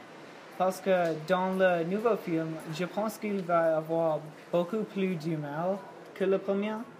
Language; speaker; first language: French; non-native, learner; English